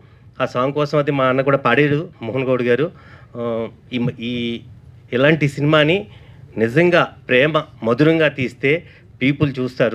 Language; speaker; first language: Telugu; native; Telugu